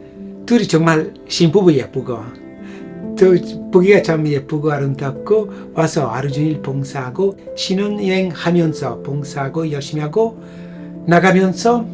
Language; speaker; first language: Korean; non-native, fluent; Italian